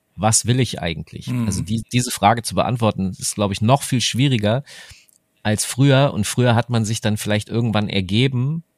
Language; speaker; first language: German; native; German